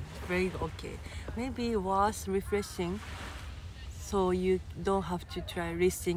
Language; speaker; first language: English; non-native, fluent; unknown